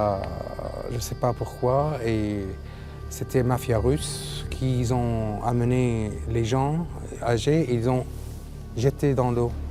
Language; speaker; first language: French; non-native, learner; Arabic